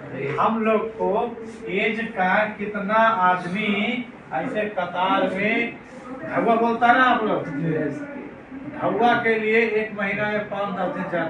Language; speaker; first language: Hindi; non-native, learner; Nepali